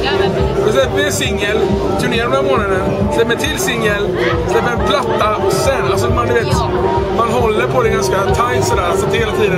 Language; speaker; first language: Swedish; native; Swedish